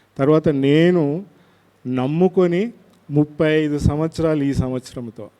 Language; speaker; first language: Telugu; non-native, local second language; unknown